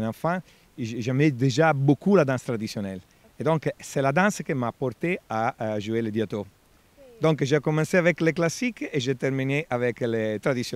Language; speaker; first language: French; non-native, fluent; Italian